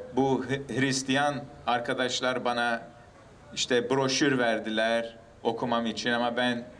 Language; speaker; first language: Turkish; early bilingual, heritage; English